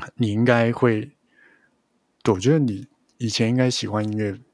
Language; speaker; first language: Chinese; non-native, local second language; Cantonese